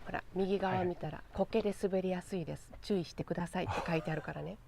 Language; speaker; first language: Japanese; native; Japanese